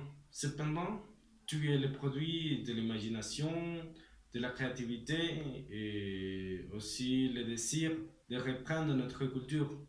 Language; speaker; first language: French; non-native, learner; Spanish